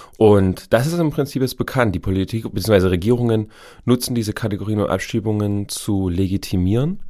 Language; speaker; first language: German; native; German